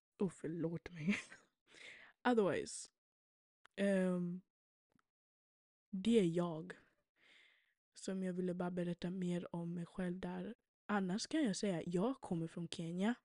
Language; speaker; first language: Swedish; early bilingual, other home language; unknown